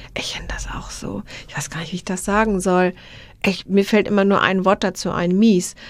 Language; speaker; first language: German; native; German